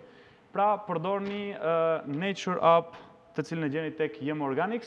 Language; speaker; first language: Albanian; native; Albanian